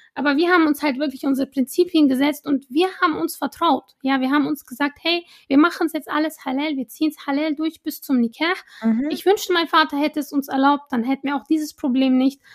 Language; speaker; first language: German; early bilingual, other home language; Arabic